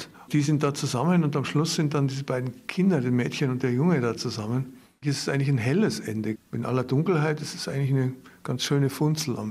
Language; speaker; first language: German; native; German